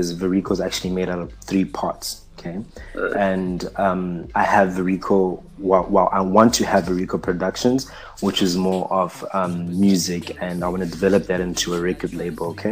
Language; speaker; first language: English; non-native, local second language; Shona